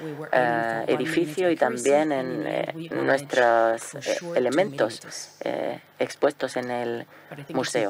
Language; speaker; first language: Spanish; non-native, fluent; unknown